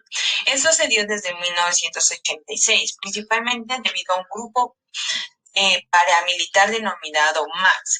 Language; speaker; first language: Spanish; native; Spanish